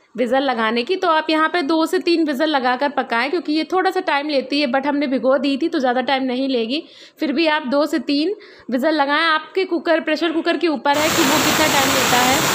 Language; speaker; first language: Hindi; native; Hindi